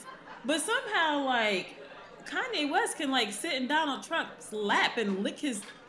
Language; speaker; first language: English; native; English